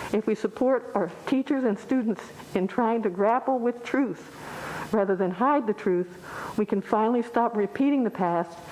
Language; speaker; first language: English; native; English